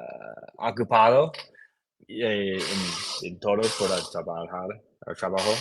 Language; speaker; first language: Spanish; non-native, learner; English